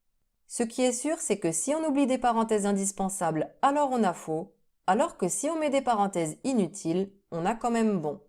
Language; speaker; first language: French; native; French